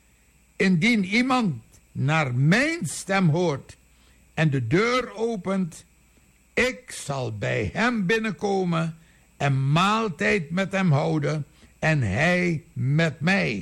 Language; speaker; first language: Dutch; native; Dutch